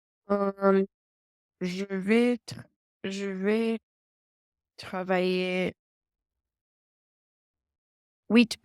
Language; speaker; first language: French; non-native, learner; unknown